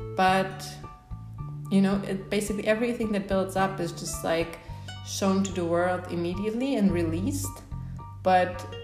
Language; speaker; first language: English; non-native, fluent; Polish